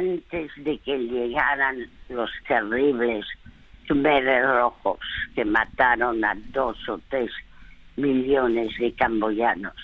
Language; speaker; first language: Spanish; early bilingual, other home language; French